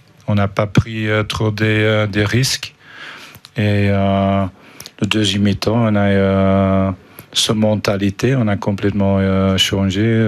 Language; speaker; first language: French; non-native, fluent; Dutch